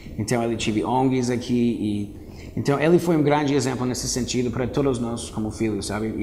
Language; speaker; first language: Portuguese; non-native, fluent; English